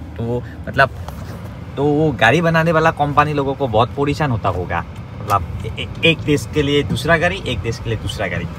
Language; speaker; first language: Hindi; non-native, local second language; Assamese